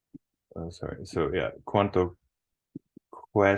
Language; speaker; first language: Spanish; non-native, fluent; English